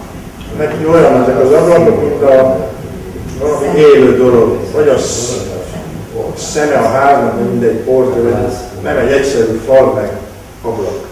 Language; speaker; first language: Hungarian; non-native, local second language; Romanian